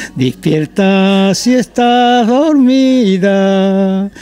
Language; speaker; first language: Spanish; native; Spanish